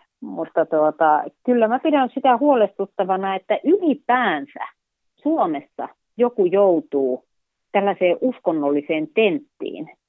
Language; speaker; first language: Finnish; native; Finnish